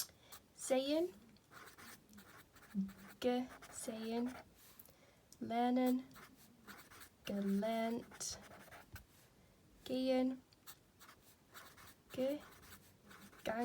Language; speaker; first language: German; non-native, fluent; English